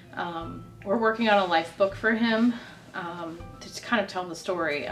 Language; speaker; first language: English; native; English